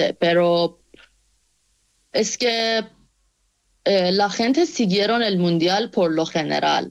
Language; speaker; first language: Spanish; non-native, fluent; Persian